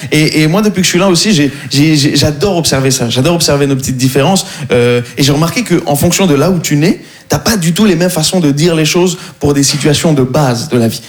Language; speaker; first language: French; non-native, local second language; Arabic